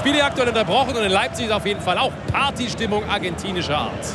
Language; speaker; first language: German; native; German